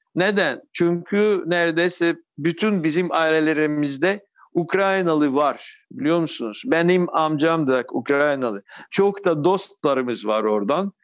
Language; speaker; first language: Turkish; non-native, fluent; Russian